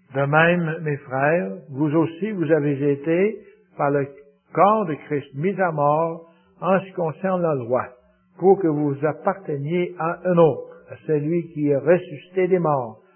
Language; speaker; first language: French; native; French